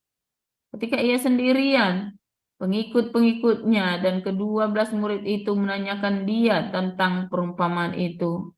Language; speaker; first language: Indonesian; native; Indonesian